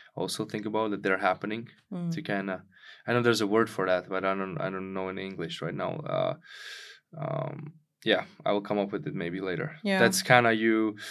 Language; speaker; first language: English; non-native, fluent; Czech